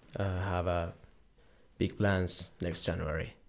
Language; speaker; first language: English; non-native, learner; Finnish